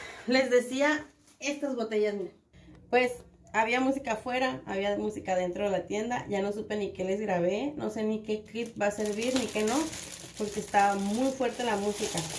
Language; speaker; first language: Spanish; native; Spanish